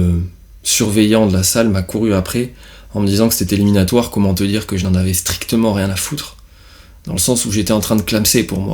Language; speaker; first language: French; native; French